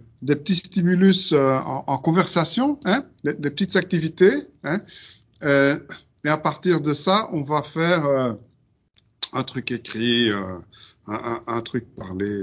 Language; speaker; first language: French; non-native, fluent; Dutch